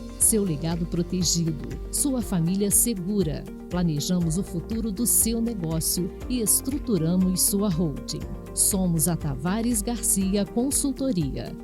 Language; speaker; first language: Portuguese; native; Portuguese